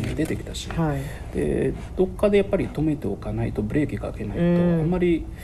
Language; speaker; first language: Japanese; non-native, fluent; Arabic